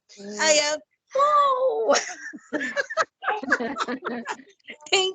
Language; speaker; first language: English; non-native, learner; Spanish